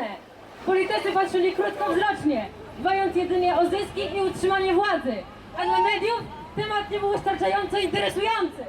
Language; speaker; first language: Polish; native; Polish